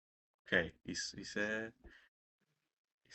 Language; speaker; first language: Portuguese; non-native, fluent; Persian